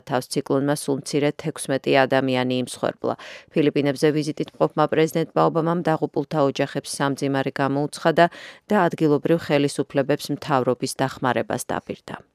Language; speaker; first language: Georgian; native; Georgian